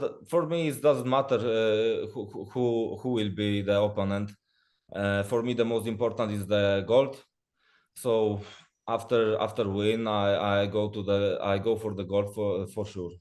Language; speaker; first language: English; non-native, learner; Polish